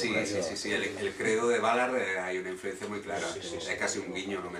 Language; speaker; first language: Spanish; native; Spanish